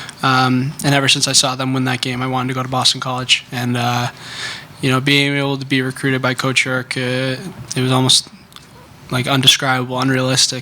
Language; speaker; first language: English; native; English